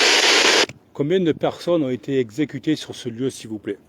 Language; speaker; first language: French; native; French